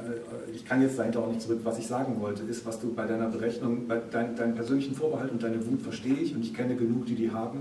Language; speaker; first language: German; native; German